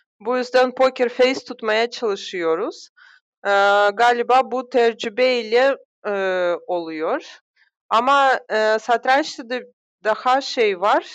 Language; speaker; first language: Turkish; non-native, fluent; Russian